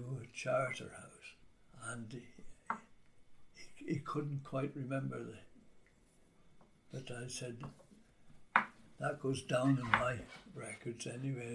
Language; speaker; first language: English; native; English